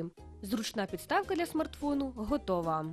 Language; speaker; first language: Ukrainian; native; Ukrainian